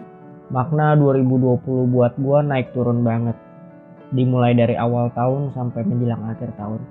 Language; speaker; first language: Indonesian; native; Indonesian